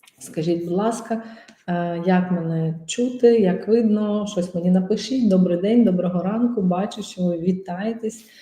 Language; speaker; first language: Ukrainian; non-native, local second language; Russian